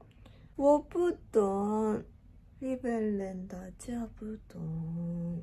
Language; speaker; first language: Chinese; non-native, learner; Japanese